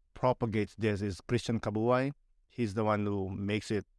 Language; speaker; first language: English; non-native, local second language; Filipino